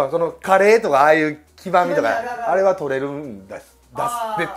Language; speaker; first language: Japanese; native; Japanese